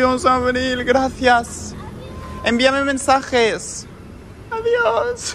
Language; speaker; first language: Spanish; native; Spanish